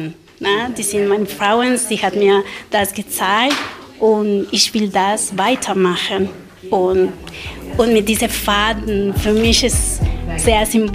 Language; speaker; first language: German; non-native, learner; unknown